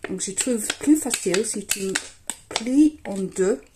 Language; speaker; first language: French; non-native, learner; English